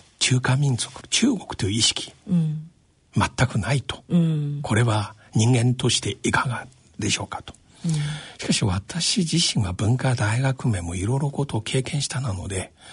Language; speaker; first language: Japanese; non-native, fluent; Chinese